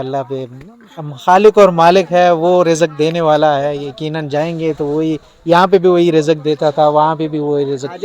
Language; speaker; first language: Urdu; native; Urdu